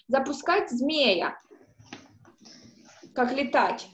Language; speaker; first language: Russian; native; Russian